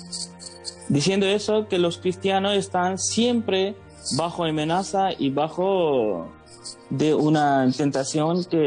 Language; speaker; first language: Spanish; non-native, fluent; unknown